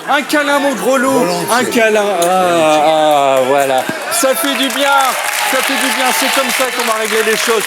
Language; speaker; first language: French; native; French